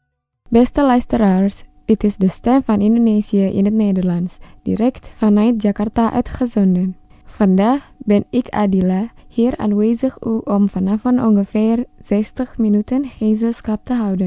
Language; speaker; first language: Dutch; non-native, fluent; Indonesian